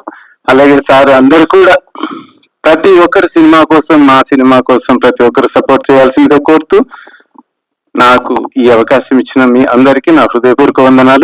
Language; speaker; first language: Telugu; native; Telugu